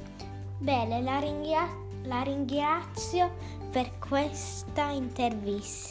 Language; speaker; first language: Italian; early bilingual, heritage; Italian